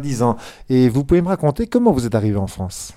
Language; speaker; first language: French; native; French